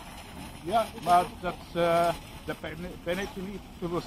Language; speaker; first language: Dutch; non-native, learner; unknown